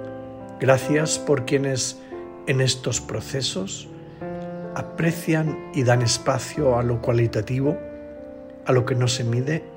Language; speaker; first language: Spanish; native; Spanish